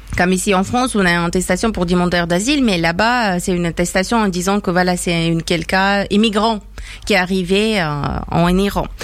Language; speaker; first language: French; non-native, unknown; Persian